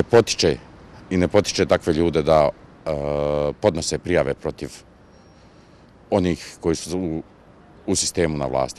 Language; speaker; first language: Bosnian; native; Bosnian